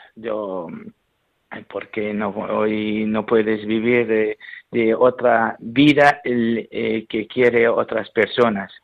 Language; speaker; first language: Spanish; non-native, learner; Arabic